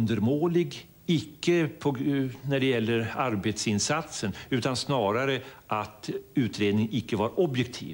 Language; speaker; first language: Swedish; native; Swedish